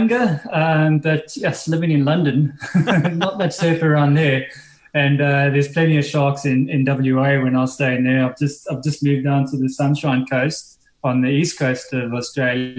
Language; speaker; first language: English; native; English